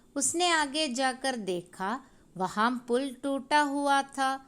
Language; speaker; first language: Hindi; non-native, local second language; Malayalam